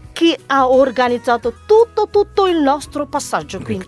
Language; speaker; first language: Italian; non-native, fluent; Malagasy